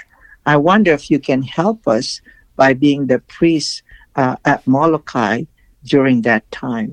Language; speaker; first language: English; non-native, local second language; Filipino